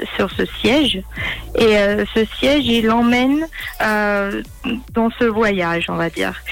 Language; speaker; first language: French; early bilingual, heritage; German